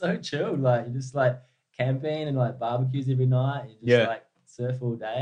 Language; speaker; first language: English; native; English